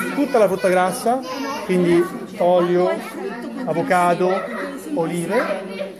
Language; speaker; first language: Italian; native; Italian